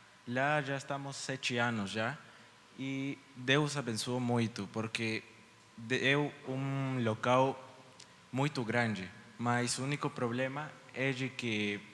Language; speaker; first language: Portuguese; early bilingual, heritage; Portuguese